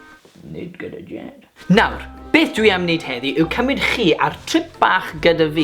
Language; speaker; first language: Welsh; non-native, local second language; English